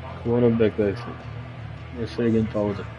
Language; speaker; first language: German; non-native, learner; Russian